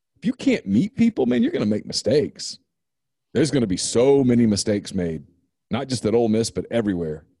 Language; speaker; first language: English; native; English